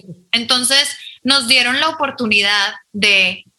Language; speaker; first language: Spanish; native; Spanish